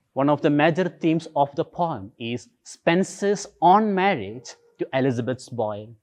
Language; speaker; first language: English; non-native, local second language; Malayalam